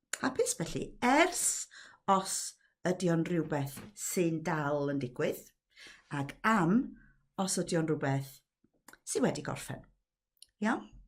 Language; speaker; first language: Welsh; native; Welsh